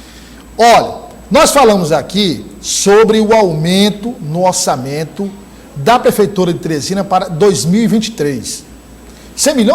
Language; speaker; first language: Portuguese; native; Portuguese